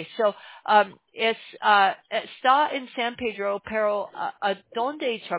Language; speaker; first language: Spanish; non-native, learner; English